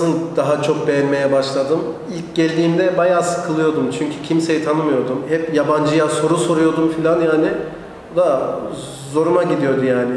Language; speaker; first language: Turkish; early bilingual, heritage; Turkish